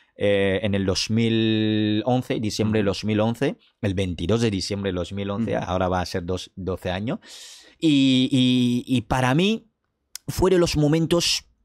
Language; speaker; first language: Spanish; non-native, fluent; French